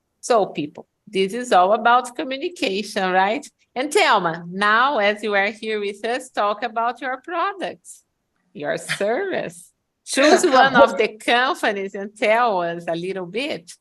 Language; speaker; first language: English; non-native, fluent; Portuguese